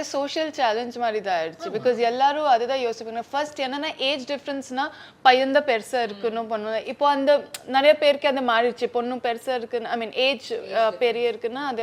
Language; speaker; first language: Tamil; non-native, learner; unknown